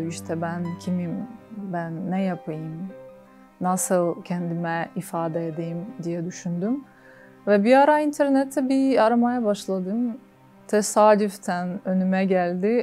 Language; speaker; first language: Turkish; non-native, fluent; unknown